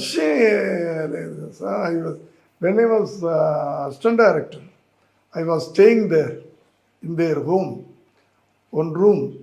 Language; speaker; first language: Telugu; non-native, learner; Tamil